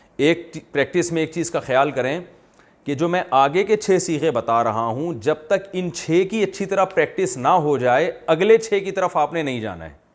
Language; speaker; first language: Urdu; native; Urdu